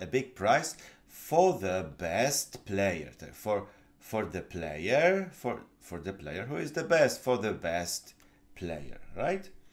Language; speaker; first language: English; non-native, fluent; Polish